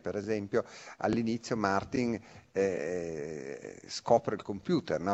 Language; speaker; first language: Italian; native; Italian